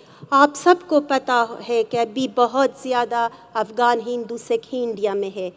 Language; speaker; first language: Hindi; non-native, fluent; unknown